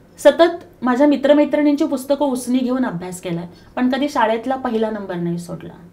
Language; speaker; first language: Marathi; non-native, local second language; Telugu